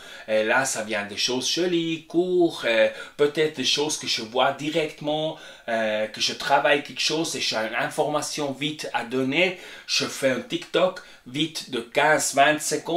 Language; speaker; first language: French; non-native, fluent; Spanish